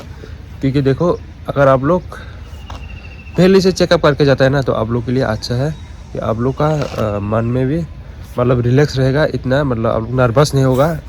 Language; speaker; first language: Hindi; non-native, local second language; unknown